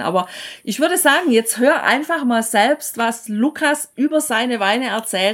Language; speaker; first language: German; native; German